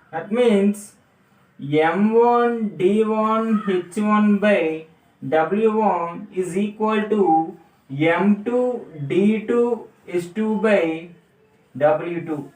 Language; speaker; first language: English; non-native, local second language; Telugu